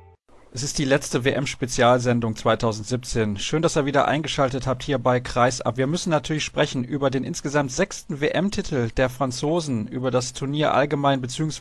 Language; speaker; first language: German; native; German